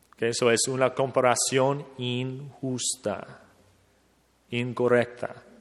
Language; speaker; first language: Spanish; non-native, fluent; English